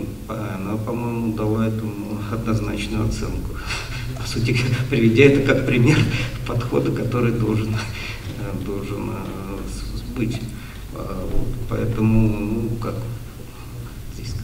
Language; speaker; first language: Russian; native; Russian